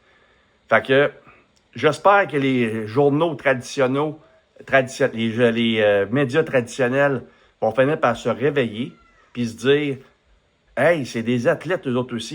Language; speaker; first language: French; native; French